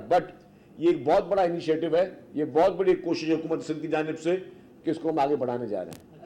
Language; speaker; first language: Urdu; non-native, local second language; Sindhi